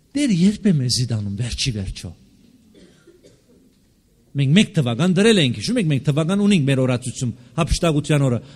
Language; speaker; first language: Armenian; native; Armenian